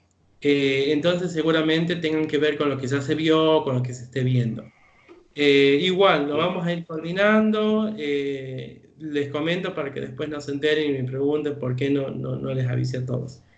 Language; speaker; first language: Spanish; native; Spanish